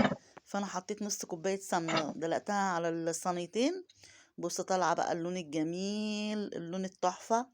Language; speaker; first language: Arabic; native; Arabic